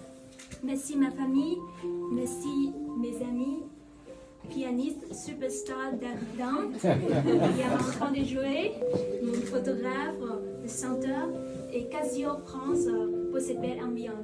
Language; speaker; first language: French; non-native, fluent; Vietnamese